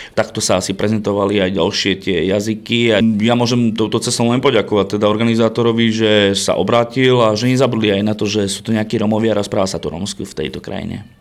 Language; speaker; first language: Slovak; non-native, local second language; Romany